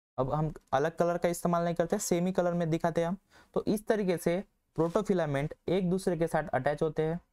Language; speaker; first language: Hindi; non-native, local second language; Marathi